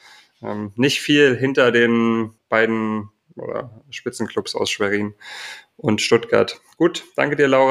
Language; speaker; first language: German; native; German